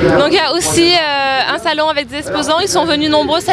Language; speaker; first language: French; native; French